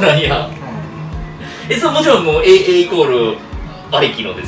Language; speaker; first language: Japanese; native; Japanese